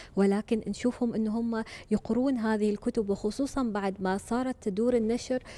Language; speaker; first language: Arabic; native; Arabic